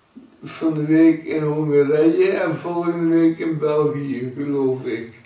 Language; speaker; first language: Dutch; native; Dutch